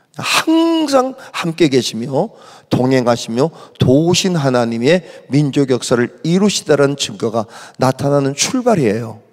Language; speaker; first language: Korean; native; Korean